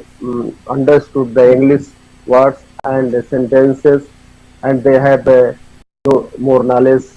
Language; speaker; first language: English; non-native, learner; Hindi